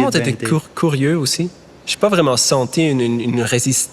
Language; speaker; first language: French; non-native, fluent; German